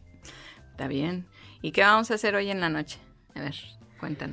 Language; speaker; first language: Spanish; native; Spanish